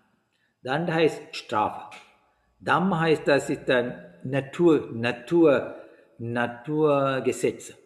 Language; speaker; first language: German; non-native, fluent; Sinhala